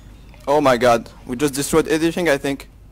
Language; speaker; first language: English; non-native, fluent; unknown